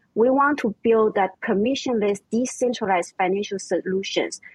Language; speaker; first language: English; non-native, fluent; German